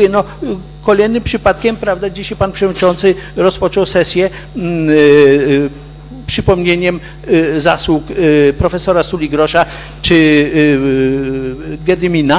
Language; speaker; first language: Polish; native; Polish